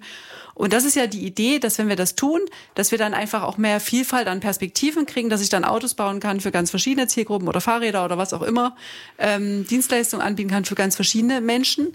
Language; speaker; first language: German; native; German